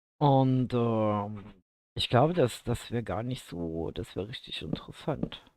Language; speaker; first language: German; native; German